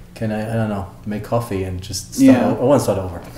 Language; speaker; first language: English; non-native, fluent; German